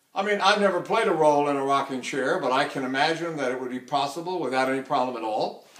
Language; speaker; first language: English; native; English